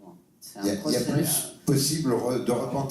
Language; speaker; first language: French; native; French